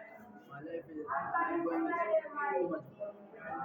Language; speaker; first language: English; non-native, learner; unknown